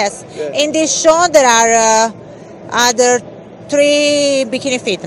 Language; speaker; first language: English; non-native, learner; Italian